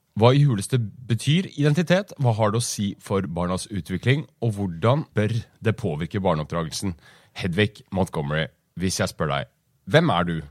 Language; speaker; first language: Norwegian; native; Norwegian